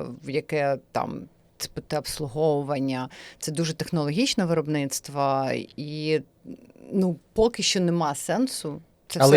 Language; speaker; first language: Ukrainian; native; Ukrainian